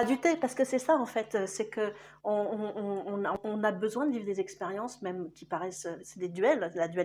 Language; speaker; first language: French; native; French